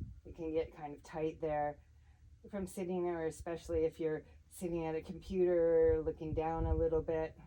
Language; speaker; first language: English; native; English